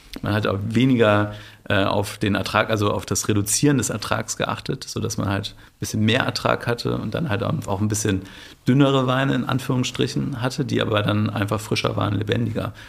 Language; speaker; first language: German; native; German